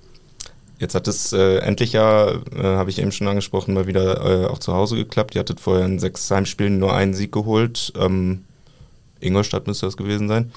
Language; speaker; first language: German; native; German